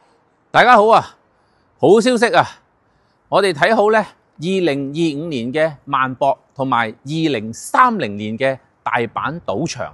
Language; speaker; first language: Cantonese; native; Cantonese